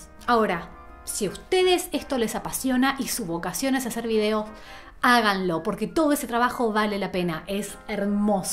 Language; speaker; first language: Spanish; native; Spanish